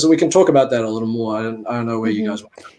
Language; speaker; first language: English; native; English